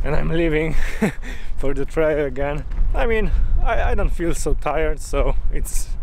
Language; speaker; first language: English; non-native, fluent; Polish